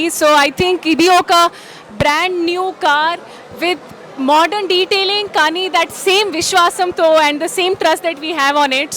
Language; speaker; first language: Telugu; non-native, learner; Hindi